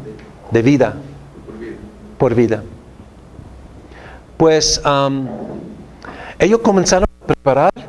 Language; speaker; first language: Spanish; non-native, fluent; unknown